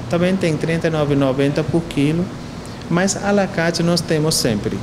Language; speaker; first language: Portuguese; non-native, learner; Hindi